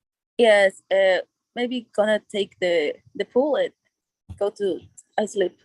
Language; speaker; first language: English; non-native, learner; Spanish